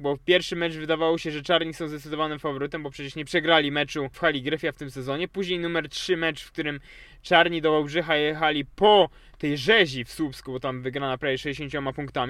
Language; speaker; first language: Polish; native; Polish